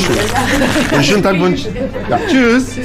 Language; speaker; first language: German; non-native, learner; Arabic